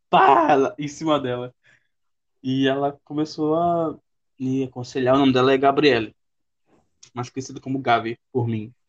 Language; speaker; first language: Portuguese; native; Portuguese